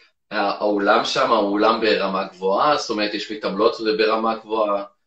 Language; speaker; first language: Hebrew; native; Hebrew